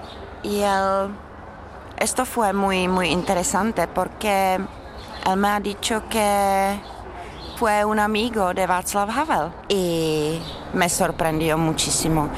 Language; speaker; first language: Spanish; non-native, fluent; Czech